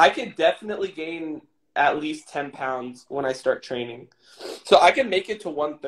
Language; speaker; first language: English; native; English